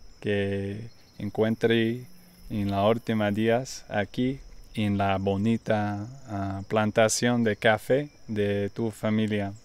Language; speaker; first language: Spanish; non-native, learner; English